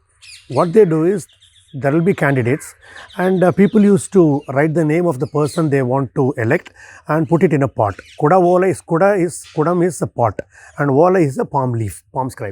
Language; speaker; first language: English; non-native, local second language; Tamil